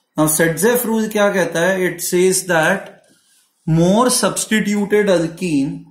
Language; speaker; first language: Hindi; non-native, local second language; Marathi